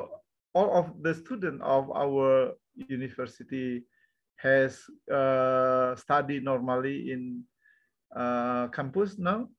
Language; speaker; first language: English; non-native, learner; Indonesian